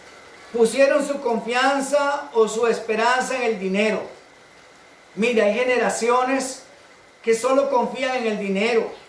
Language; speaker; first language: Spanish; native; Spanish